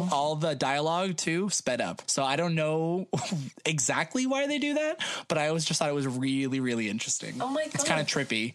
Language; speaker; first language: English; native; English